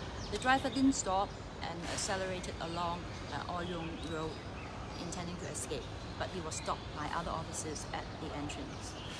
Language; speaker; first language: English; non-native, local second language; Cantonese